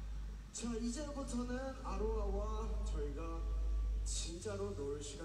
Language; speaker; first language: Korean; native; Korean